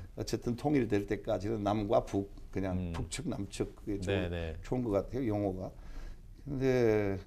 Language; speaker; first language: Korean; native; Korean